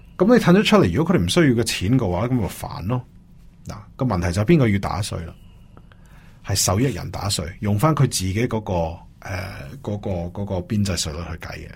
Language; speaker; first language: Cantonese; early bilingual, heritage; Cantonese